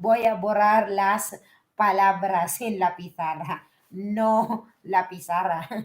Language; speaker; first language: Spanish; non-native, fluent; Filipino